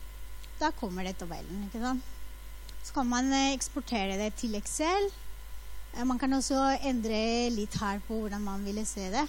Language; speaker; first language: Norwegian; non-native, fluent; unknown